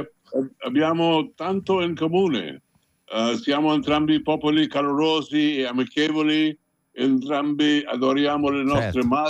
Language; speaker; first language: Italian; non-native, fluent; Hindi